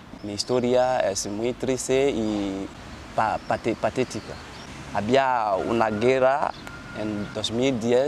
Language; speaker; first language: Spanish; non-native, learner; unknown